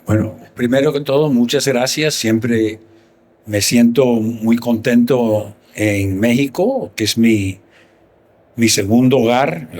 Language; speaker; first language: Spanish; early bilingual, heritage; Spanish